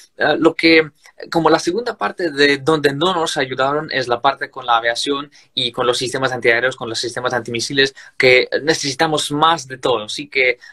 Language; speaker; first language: Spanish; non-native, fluent; Russian